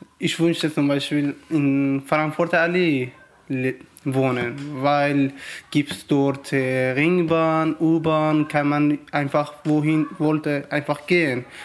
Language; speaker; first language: German; non-native, learner; Persian